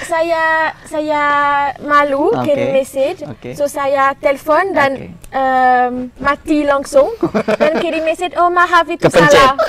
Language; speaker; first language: Indonesian; non-native, learner; French